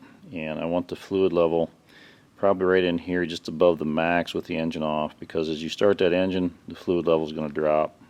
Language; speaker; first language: English; native; English